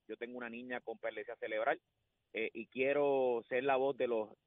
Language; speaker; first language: Spanish; native; Spanish